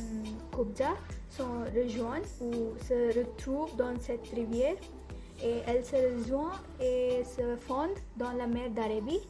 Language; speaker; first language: French; non-native, fluent; Konkani